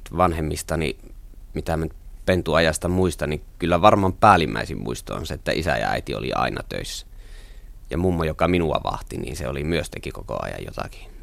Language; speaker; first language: Finnish; native; Finnish